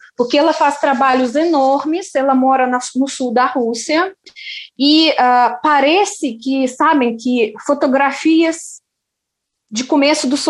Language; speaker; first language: Portuguese; non-native, fluent; Russian